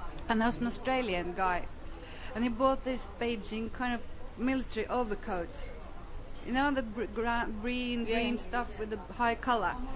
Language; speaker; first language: English; native; English